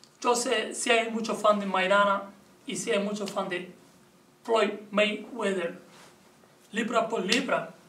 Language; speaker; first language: Spanish; non-native, learner; Portuguese